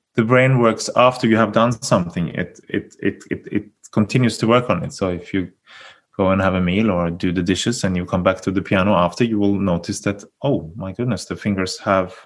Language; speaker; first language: English; non-native, fluent; Norwegian